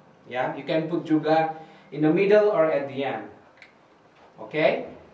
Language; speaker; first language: English; non-native, fluent; Indonesian